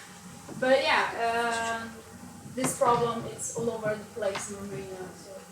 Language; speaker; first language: English; non-native, learner; Romanian